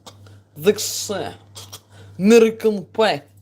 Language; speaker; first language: English; non-native, learner; Russian